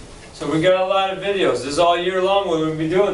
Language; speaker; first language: English; native; English